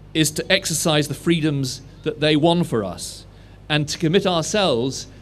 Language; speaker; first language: English; native; English